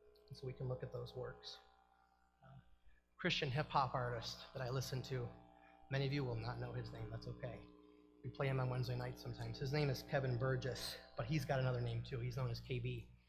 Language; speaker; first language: English; native; English